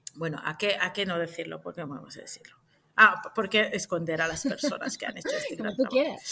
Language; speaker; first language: Spanish; non-native, fluent; Hebrew